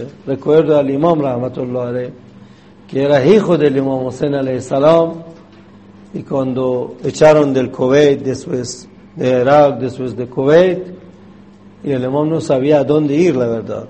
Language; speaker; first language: Spanish; non-native, fluent; Persian